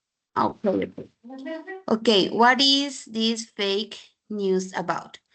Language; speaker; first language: English; non-native, learner; Spanish